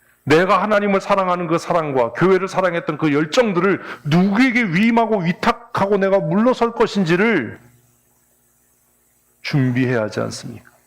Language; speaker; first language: Korean; native; Korean